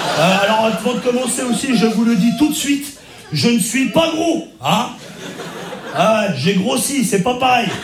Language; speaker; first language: French; native; French